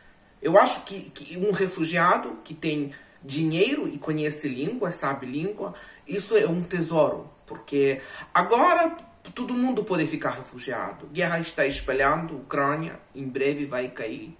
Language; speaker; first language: Portuguese; non-native, fluent; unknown